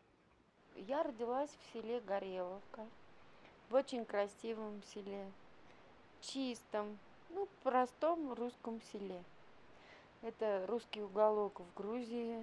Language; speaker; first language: Russian; native; Russian